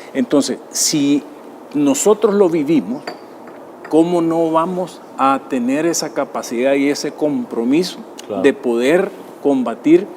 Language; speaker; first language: Spanish; native; Spanish